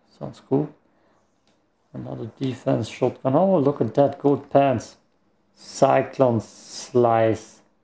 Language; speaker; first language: English; non-native, fluent; German